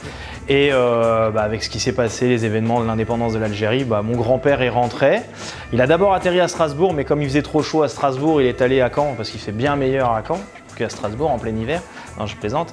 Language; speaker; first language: French; native; French